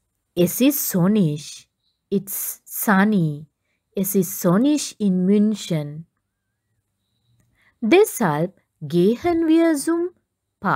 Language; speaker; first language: German; non-native, learner; Sinhala